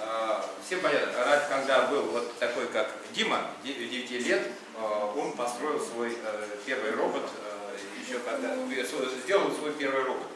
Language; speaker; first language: Russian; native; Russian